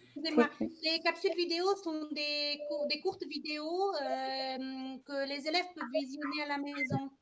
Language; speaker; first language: French; non-native, fluent; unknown